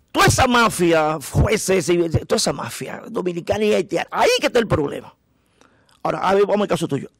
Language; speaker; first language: Spanish; native; Spanish